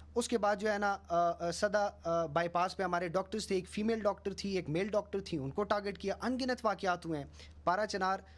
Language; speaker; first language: Urdu; non-native, local second language; Pashto